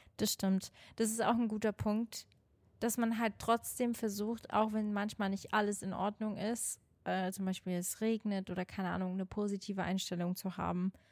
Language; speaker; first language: German; non-native, fluent; Portuguese